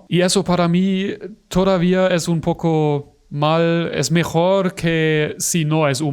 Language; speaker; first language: Spanish; non-native, fluent; German